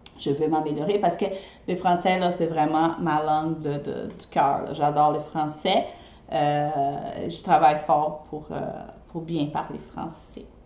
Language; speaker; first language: French; non-native, fluent; Portuguese